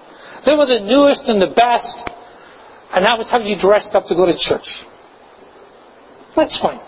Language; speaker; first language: English; native; English